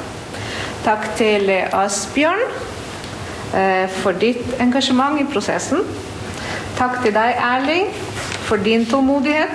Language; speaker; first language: Norwegian; non-native, fluent; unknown